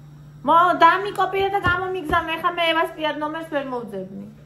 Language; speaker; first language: Georgian; native; Georgian